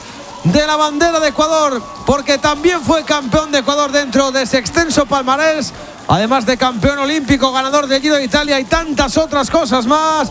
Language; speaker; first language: Spanish; native; Spanish